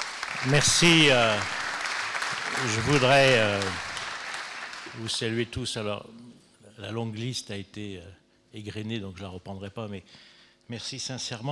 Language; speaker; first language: French; native; French